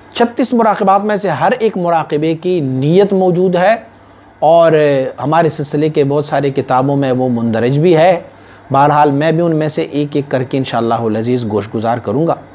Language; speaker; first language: Urdu; non-native, local second language; Pashto